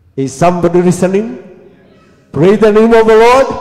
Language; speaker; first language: English; non-native, local second language; Swahili